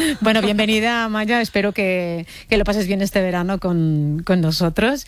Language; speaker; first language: Spanish; native; Spanish